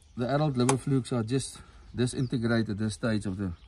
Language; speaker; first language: English; non-native, local second language; Afrikaans